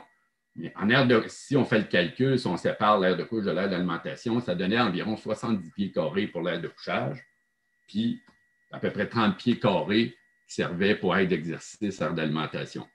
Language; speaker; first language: French; native; French